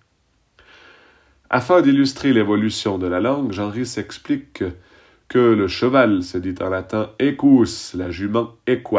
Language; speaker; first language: French; native; French